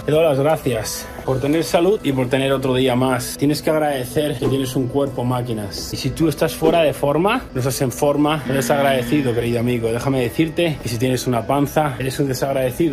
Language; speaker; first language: Spanish; native; Spanish